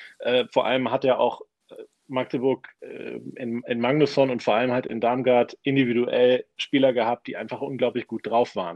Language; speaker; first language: German; native; German